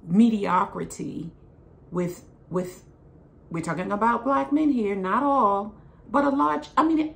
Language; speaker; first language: English; native; English